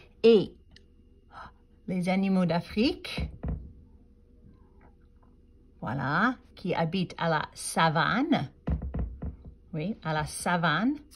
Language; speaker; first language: French; non-native, fluent; English